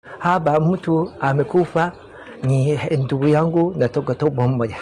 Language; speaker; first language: Swahili; non-native, learner; Chinese